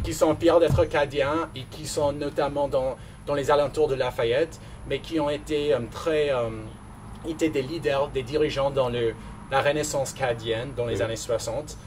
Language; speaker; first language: French; non-native, local second language; English